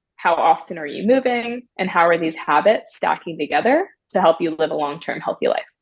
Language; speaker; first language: English; native; English